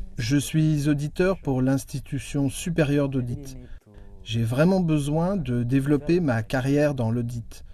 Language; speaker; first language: French; non-native, local second language; Kinyarwanda